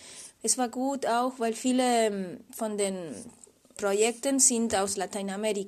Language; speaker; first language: German; non-native, fluent; Spanish